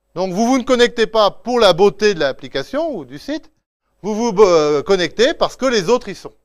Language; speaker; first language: French; native; French